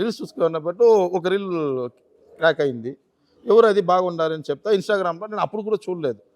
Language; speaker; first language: Telugu; native; Telugu